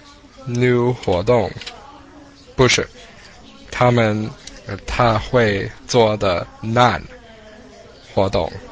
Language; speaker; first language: Chinese; non-native, learner; English